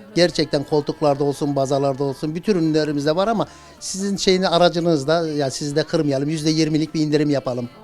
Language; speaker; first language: Turkish; native; Turkish